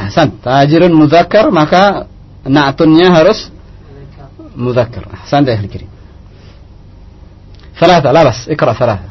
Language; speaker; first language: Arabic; non-native, fluent; Indonesian